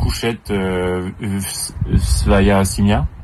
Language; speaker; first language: Russian; non-native, learner; French